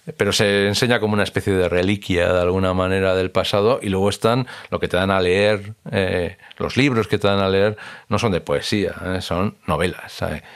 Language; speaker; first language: Spanish; native; Spanish